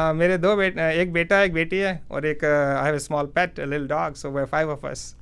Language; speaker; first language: Hindi; native; Hindi